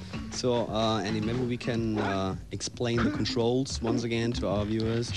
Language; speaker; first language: English; non-native, fluent; German